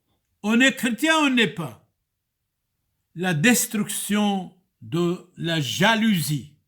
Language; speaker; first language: French; non-native, fluent; Turoyo